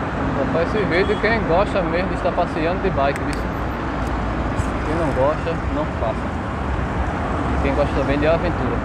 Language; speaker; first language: Portuguese; native; Portuguese